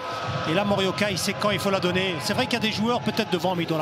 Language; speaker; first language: French; native; French